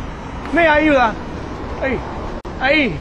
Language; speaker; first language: Spanish; non-native, learner; English